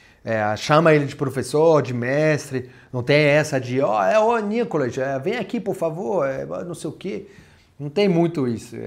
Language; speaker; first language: Portuguese; non-native, fluent; French